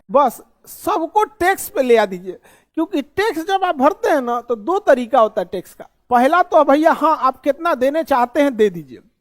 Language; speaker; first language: Hindi; native; Hindi